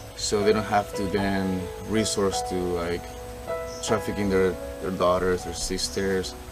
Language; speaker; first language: English; non-native, fluent; Spanish